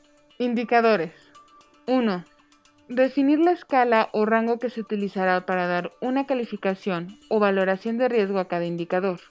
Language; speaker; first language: Spanish; native; Spanish